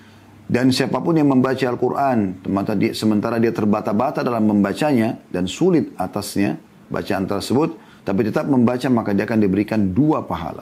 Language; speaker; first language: Indonesian; native; Indonesian